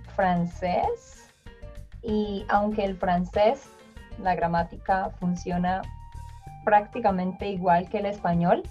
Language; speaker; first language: Spanish; native; Spanish